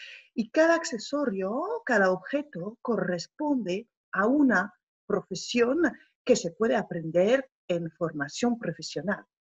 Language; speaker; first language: Spanish; non-native, fluent; French